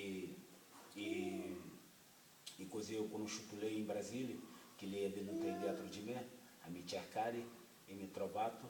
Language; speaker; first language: Italian; non-native, learner; Portuguese